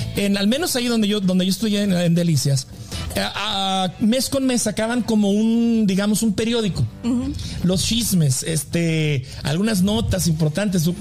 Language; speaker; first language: Spanish; native; Spanish